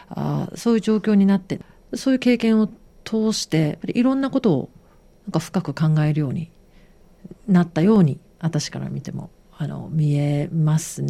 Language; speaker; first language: Japanese; native; Japanese